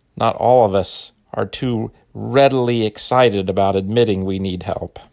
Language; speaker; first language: English; native; English